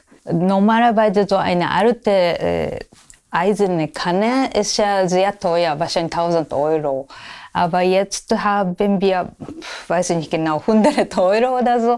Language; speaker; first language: German; non-native, fluent; Japanese